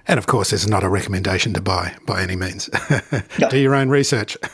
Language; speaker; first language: English; native; English